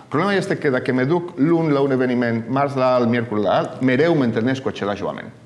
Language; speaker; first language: Romanian; non-native, fluent; Spanish